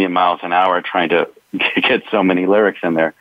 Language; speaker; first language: English; native; English